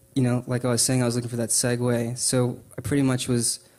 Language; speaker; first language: English; native; English